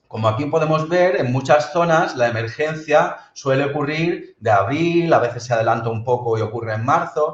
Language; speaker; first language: Spanish; native; Spanish